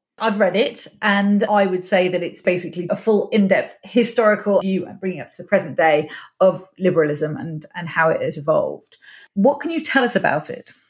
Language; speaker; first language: English; native; English